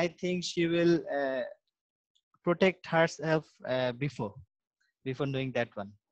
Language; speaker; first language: English; non-native, local second language; Bangla